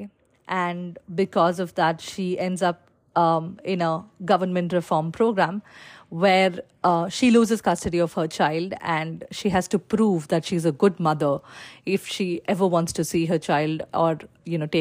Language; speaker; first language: English; non-native, local second language; Malayalam